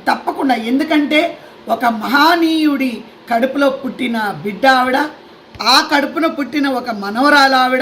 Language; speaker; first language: Telugu; native; Telugu